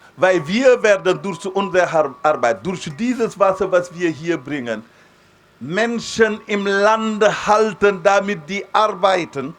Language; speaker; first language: German; non-native, fluent; Wolof